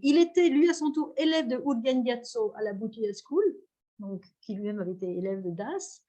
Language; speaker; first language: French; native; French